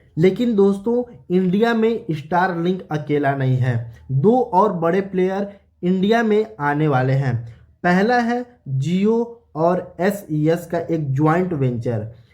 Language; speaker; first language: Hindi; native; Hindi